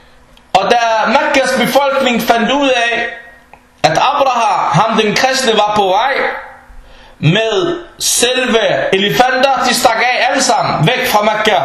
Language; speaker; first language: Danish; early bilingual, other home language; Arabic